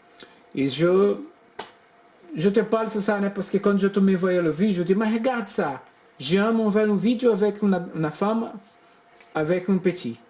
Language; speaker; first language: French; non-native, learner; Portuguese